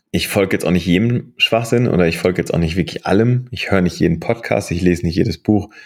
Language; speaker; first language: German; native; German